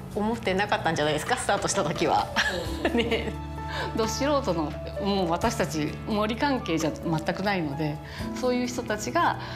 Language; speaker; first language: Japanese; native; Japanese